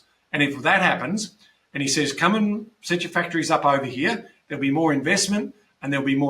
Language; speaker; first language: English; native; English